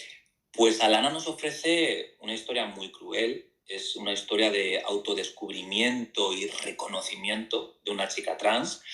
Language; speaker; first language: Spanish; native; Spanish